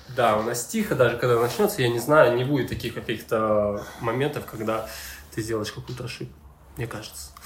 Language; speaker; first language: Russian; native; Russian